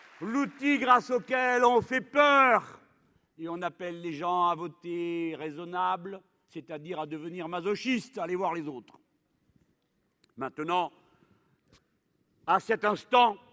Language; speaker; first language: French; native; French